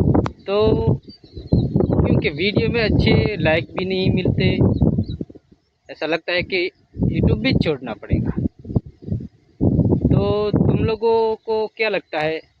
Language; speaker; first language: Hindi; non-native, local second language; Gujarati